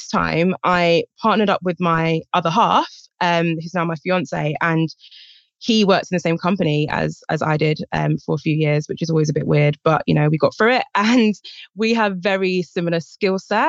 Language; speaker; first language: English; native; English